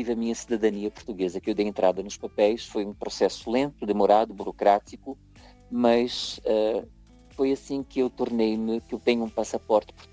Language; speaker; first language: Portuguese; native; Portuguese